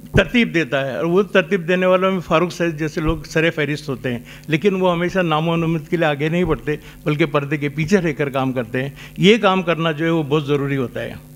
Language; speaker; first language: Hindi; non-native, local second language; Marathi